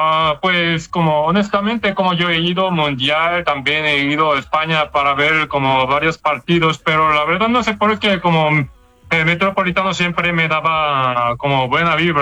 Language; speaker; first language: Spanish; non-native, fluent; Korean